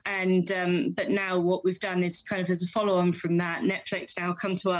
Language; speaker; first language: English; native; English